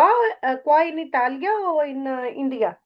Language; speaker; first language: Italian; non-native, fluent; Hindi